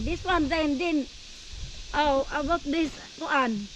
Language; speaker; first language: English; non-native, learner; Cebuano